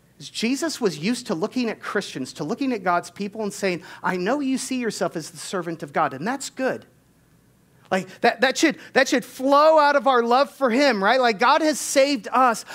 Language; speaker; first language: English; native; English